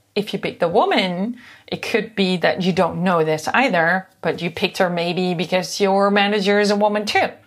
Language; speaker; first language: English; non-native, fluent; Dutch